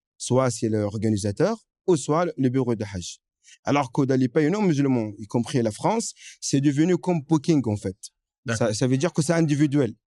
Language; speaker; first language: French; non-native, fluent; Arabic